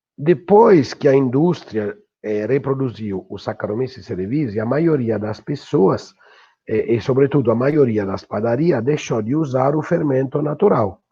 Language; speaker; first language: Portuguese; non-native, fluent; Italian